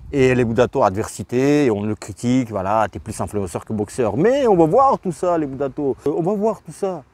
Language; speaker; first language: French; non-native, fluent; Russian